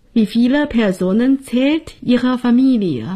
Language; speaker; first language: German; non-native, fluent; Chinese